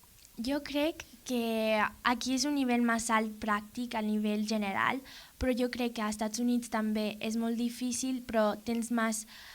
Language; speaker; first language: Catalan; non-native, learner; English